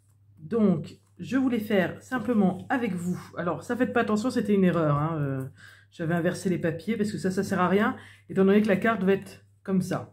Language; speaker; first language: French; native; French